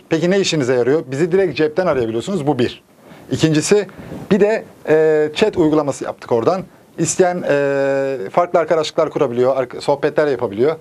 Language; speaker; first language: Turkish; native; Turkish